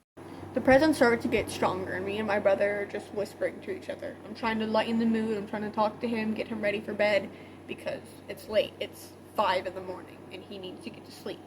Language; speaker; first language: English; native; English